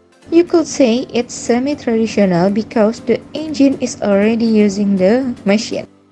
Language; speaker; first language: English; non-native, learner; Indonesian